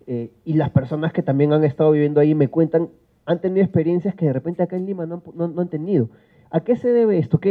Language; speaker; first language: Spanish; native; Spanish